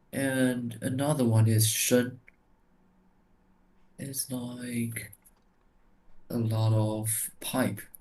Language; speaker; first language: English; non-native, learner; Chinese